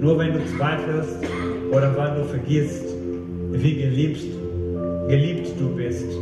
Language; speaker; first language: German; non-native, fluent; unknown